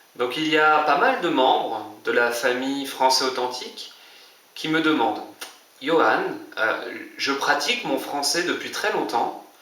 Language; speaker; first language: French; native; French